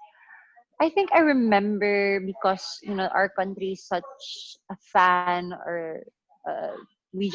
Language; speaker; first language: English; non-native, local second language; Hiligaynon